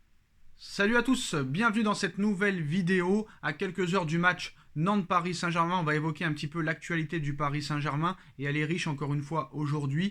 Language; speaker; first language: French; native; French